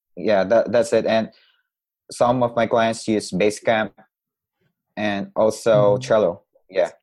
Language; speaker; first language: English; non-native, local second language; Cebuano